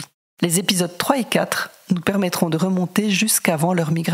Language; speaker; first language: French; native; French